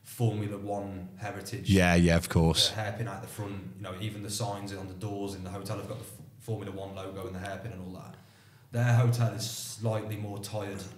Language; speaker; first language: English; native; English